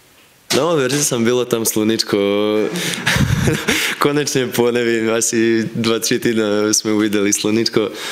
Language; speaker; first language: Czech; non-native, fluent; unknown